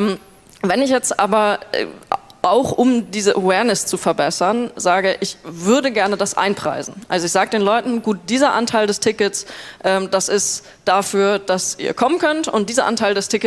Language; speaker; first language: German; native; German